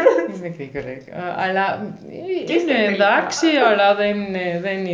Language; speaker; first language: Greek; non-native, learner; German